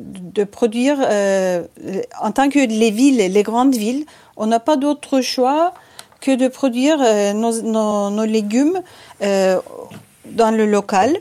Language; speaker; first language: French; non-native, fluent; Turkish